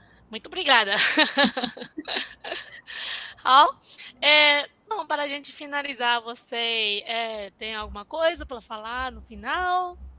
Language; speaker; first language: Portuguese; non-native, fluent; Chinese